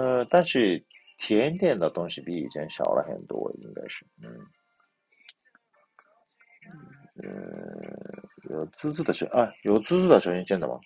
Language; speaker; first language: Chinese; non-native, fluent; Japanese